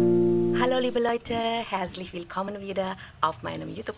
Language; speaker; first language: German; non-native, learner; Indonesian